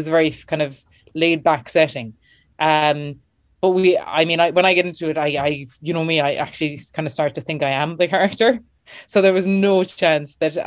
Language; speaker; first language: English; native; English